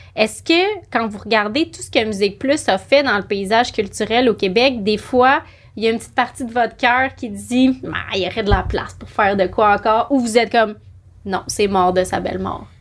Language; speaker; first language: French; native; French